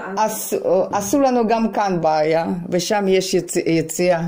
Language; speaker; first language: Hebrew; non-native, fluent; Russian